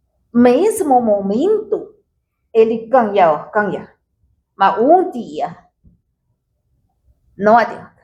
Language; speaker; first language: Portuguese; non-native, learner; Chinese